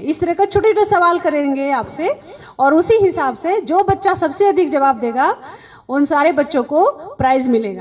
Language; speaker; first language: Hindi; native; Hindi